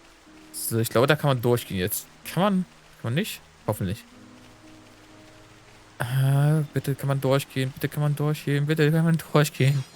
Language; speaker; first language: German; native; German